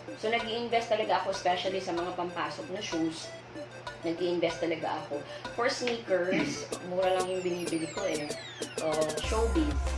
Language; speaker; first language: Filipino; non-native, local second language; Iloko